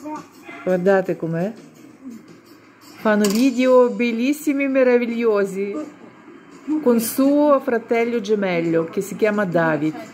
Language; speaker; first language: Italian; non-native, fluent; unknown